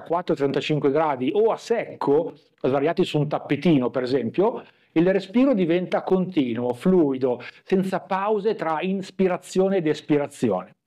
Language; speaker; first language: Italian; native; Italian